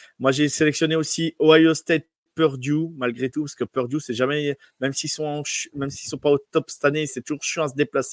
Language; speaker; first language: French; native; French